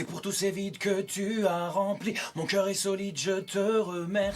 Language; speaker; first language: French; native; French